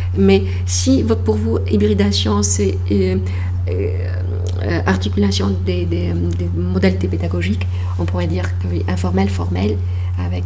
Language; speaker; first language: French; non-native, fluent; Polish